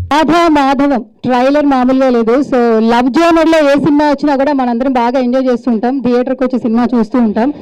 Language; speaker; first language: Telugu; non-native, learner; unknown